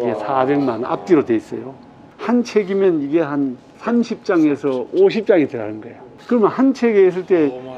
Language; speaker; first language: Korean; native; Korean